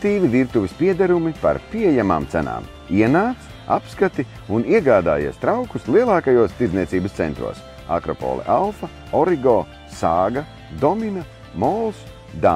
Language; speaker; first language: Latvian; native; Latvian